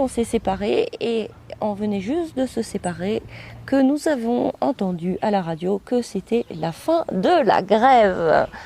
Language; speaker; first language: French; native; French